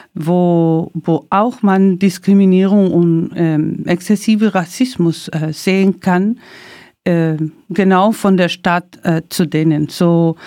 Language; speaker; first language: German; non-native, learner; Spanish